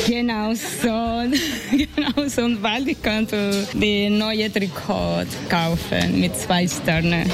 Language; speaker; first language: German; non-native, learner; Spanish